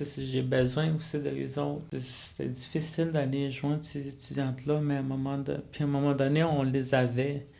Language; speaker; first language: French; non-native, local second language; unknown